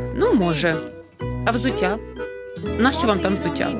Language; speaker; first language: Ukrainian; non-native, fluent; English